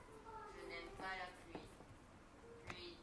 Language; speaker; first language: French; non-native, learner; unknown